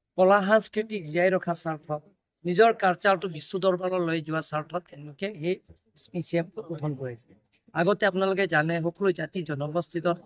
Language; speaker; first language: Assamese; non-native, local second language; Karbi